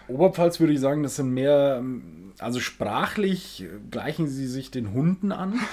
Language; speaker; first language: German; native; German